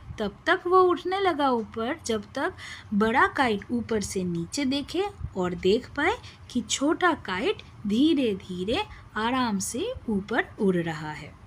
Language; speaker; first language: Hindi; non-native, local second language; Bangla